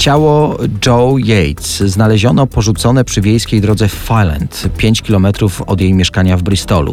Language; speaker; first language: Polish; native; Polish